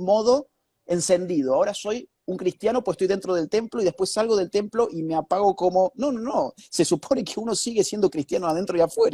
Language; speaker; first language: Spanish; native; Spanish